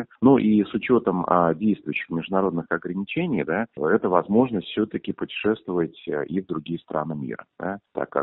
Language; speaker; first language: Russian; native; Russian